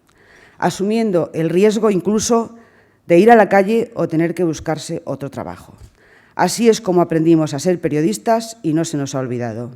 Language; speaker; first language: Spanish; native; Spanish